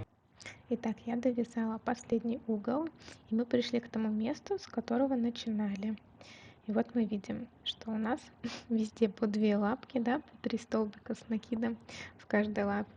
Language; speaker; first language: Russian; native; Russian